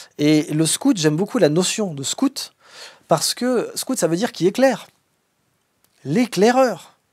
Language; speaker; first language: French; native; French